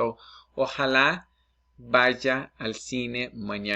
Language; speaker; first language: Spanish; non-native, fluent; English